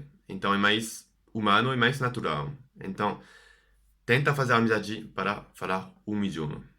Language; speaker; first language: Portuguese; non-native, fluent; French